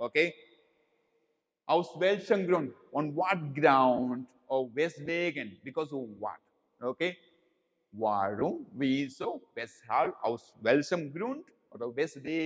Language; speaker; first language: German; non-native, learner; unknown